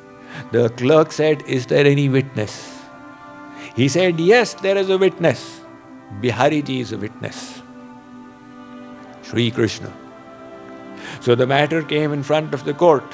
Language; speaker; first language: English; non-native, local second language; Hindi